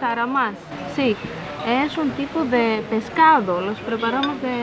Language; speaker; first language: Spanish; non-native, fluent; Greek